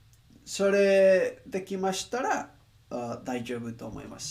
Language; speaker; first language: Japanese; non-native, learner; Spanish